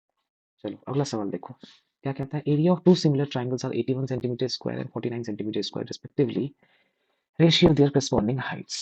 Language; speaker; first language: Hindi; native; Hindi